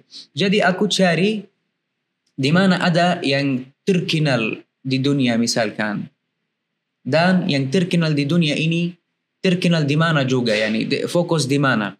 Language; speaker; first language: Indonesian; non-native, learner; Arabic